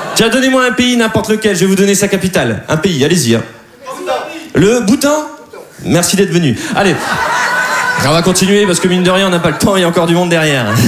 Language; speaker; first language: French; native; French